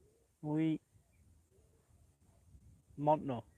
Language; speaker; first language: French; non-native, learner; English